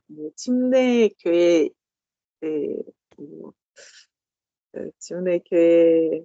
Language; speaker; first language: Korean; non-native, learner; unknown